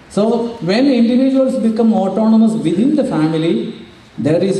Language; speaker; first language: English; non-native, local second language; Malayalam